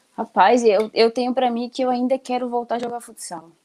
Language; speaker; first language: Portuguese; native; Portuguese